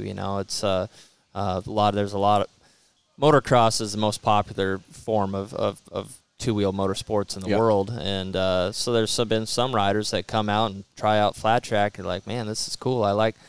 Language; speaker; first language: English; native; English